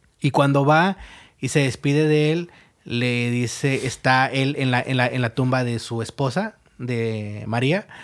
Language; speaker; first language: Spanish; native; Spanish